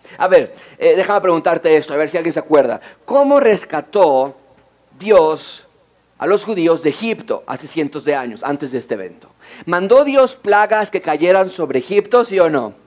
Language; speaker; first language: Spanish; native; Spanish